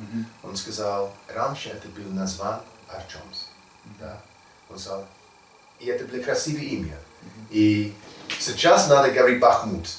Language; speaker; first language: Russian; non-native, learner; English